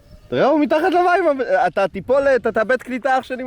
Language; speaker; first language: Hebrew; native; Hebrew